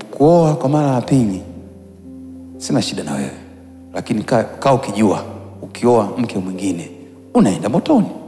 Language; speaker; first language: Swahili; native; Swahili